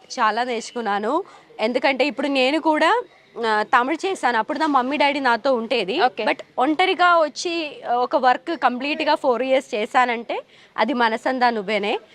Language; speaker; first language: Telugu; non-native, fluent; Malayalam